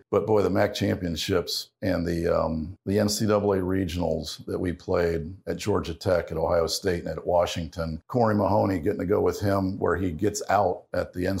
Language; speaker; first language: English; native; English